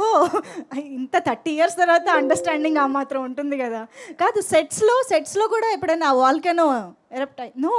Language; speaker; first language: Telugu; native; Telugu